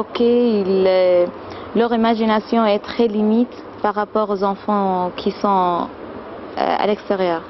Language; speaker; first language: French; non-native, fluent; Arabic